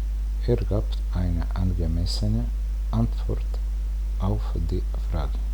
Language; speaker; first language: German; non-native, fluent; Croatian